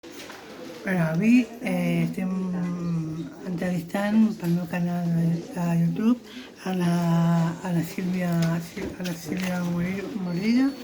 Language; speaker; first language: Catalan; non-native, local second language; Spanish